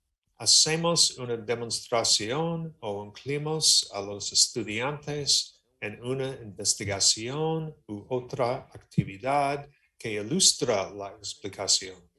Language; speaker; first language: Spanish; non-native, learner; English